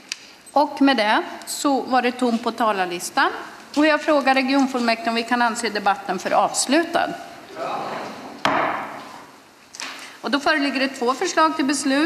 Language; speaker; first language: Swedish; native; Swedish